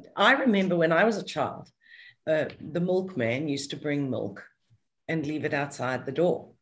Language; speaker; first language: English; native; English